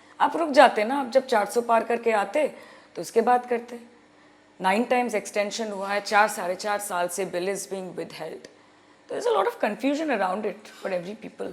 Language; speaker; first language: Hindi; non-native, local second language; Bangla